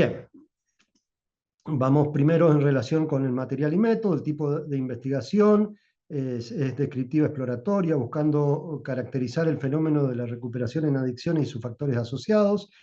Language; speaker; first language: Spanish; native; Spanish